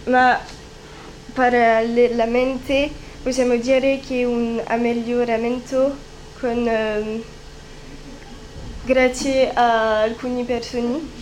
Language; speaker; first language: Italian; non-native, learner; French